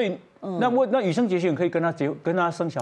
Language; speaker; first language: Chinese; native; Chinese